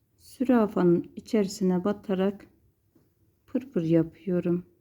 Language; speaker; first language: Turkish; native; Turkish